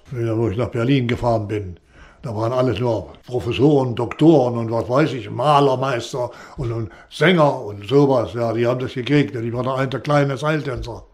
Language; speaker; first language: German; native; German